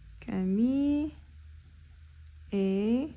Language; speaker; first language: French; non-native, fluent; English